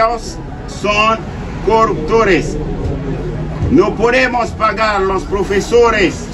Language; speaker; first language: Spanish; non-native, learner; Haitian Creole